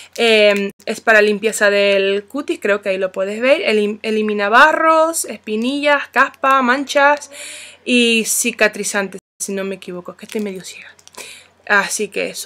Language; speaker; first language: Spanish; non-native, fluent; English